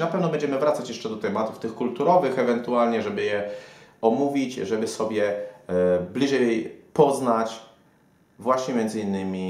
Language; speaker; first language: Polish; native; Polish